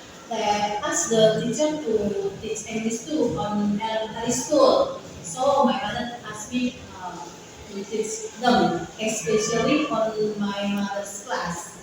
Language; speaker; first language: English; non-native, learner; Indonesian